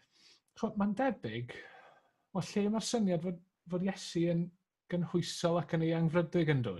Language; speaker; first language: Welsh; native; Welsh